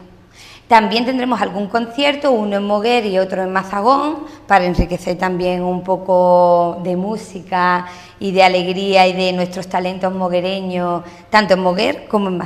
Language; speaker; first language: Spanish; native; Spanish